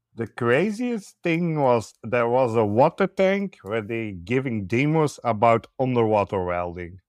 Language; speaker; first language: English; non-native, learner; Dutch